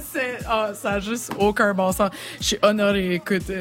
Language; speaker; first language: French; native; French